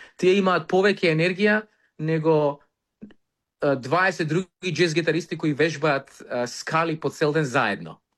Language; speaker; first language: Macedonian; native; Macedonian